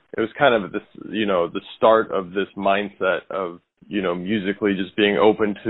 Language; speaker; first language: English; native; English